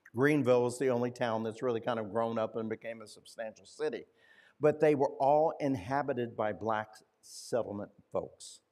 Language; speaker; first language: English; native; English